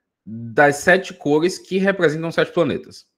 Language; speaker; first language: Portuguese; native; Portuguese